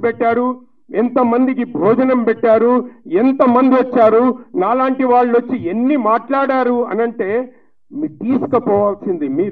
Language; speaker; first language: Telugu; native; Telugu